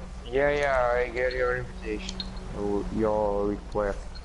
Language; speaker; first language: English; non-native, fluent; Portuguese